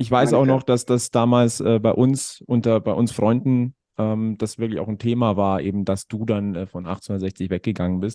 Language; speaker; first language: German; native; German